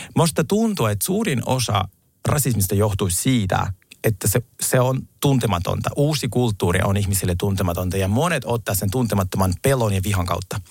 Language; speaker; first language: Finnish; early bilingual, other home language; Russian